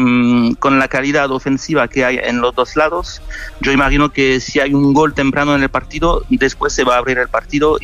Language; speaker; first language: Spanish; non-native, fluent; French